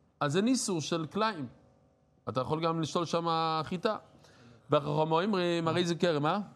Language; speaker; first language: Hebrew; non-native, fluent; English